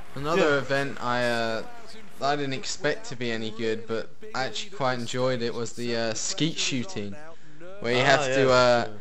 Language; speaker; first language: English; early bilingual, other home language; Italian